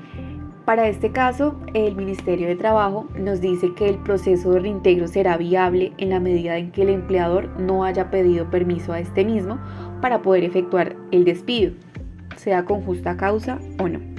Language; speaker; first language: Spanish; native; Spanish